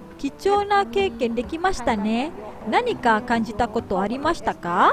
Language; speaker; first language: Japanese; non-native, fluent; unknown